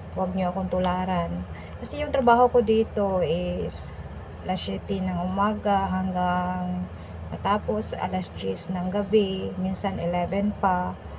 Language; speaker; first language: Filipino; non-native, local second language; Cebuano